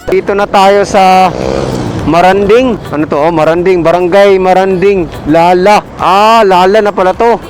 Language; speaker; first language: Filipino; non-native, local second language; Cebuano